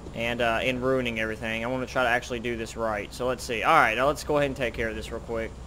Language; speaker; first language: English; native; English